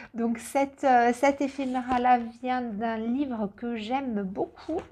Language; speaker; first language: French; native; French